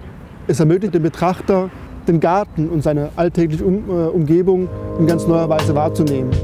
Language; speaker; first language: German; native; German